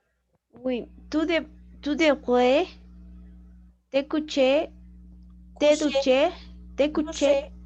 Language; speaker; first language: French; non-native, learner; Spanish